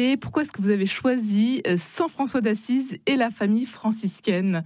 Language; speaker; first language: French; native; French